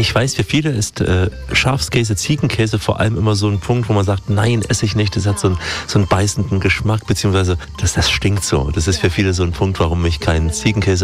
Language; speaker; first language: German; native; German